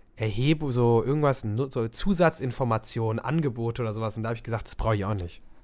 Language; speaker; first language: German; native; German